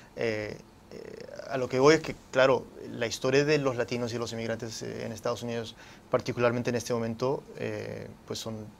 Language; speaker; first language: Spanish; early bilingual, heritage; Spanish